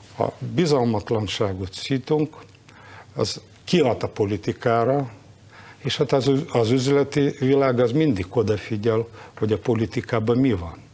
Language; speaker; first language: Hungarian; non-native, fluent; Russian